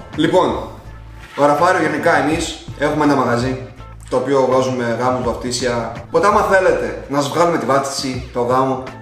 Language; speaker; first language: Greek; early bilingual, other home language; Russian